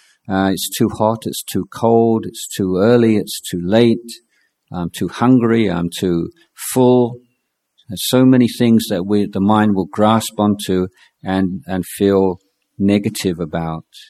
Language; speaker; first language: English; native; English